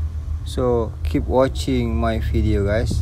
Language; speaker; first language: English; non-native, learner; Indonesian